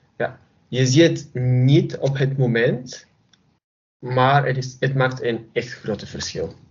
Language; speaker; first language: Dutch; non-native, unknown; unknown